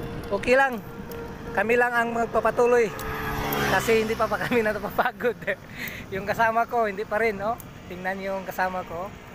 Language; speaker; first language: Filipino; non-native, local second language; Cebuano